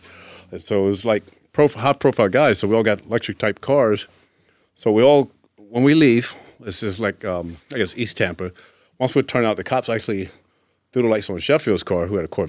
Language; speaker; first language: English; native; English